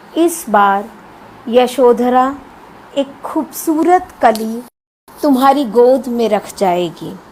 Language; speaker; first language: Hindi; non-native, local second language; Punjabi